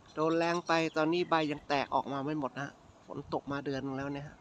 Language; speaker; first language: Thai; native; Thai